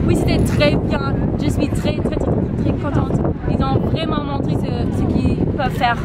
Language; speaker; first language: French; non-native, fluent; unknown